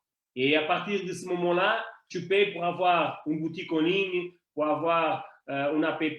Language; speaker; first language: French; non-native, fluent; Portuguese